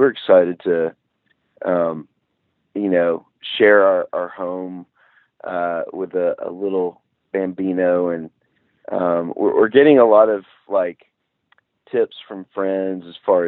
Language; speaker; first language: English; native; English